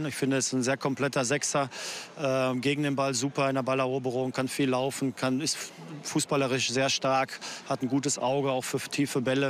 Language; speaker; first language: German; native; German